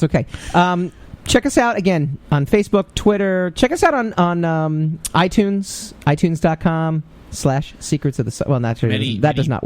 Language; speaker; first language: English; native; English